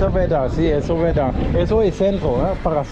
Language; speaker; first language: Portuguese; non-native, learner; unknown